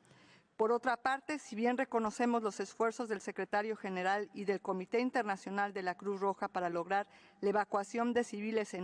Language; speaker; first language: Spanish; native; Spanish